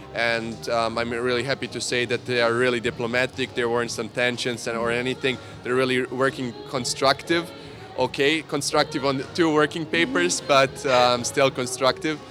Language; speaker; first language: English; non-native, fluent; Serbian